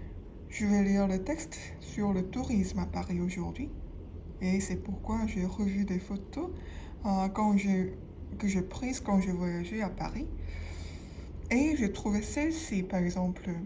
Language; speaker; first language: French; non-native, learner; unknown